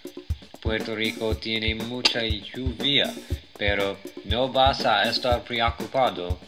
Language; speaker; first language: Spanish; non-native, learner; English